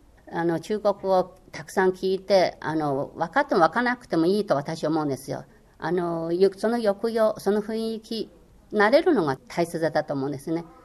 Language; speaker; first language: Japanese; non-native, fluent; Chinese